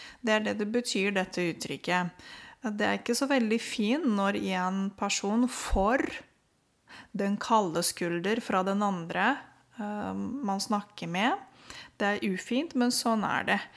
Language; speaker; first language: Norwegian; non-native, fluent; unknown